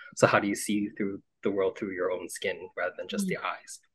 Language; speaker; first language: English; native; English